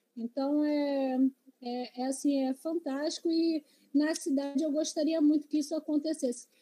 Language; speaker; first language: Portuguese; native; Portuguese